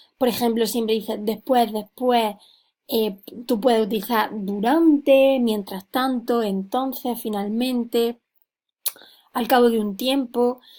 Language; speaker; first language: Spanish; native; Spanish